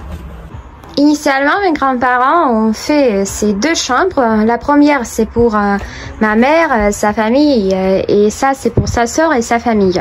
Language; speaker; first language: French; non-native, fluent; Russian